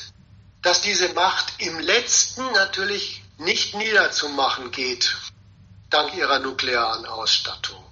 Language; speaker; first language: German; native; German